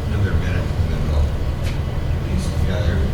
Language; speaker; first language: English; native; English